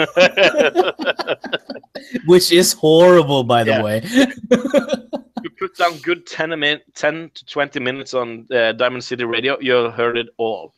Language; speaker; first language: English; non-native, fluent; Norwegian